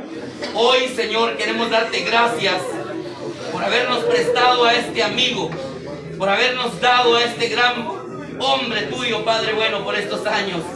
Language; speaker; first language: Spanish; native; Spanish